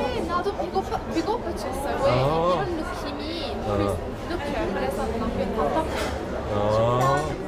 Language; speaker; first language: Korean; non-native, learner; Arabic